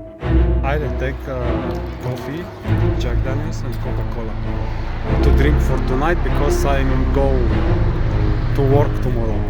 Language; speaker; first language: English; non-native, learner; Bulgarian